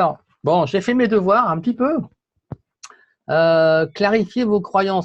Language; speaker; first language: French; native; French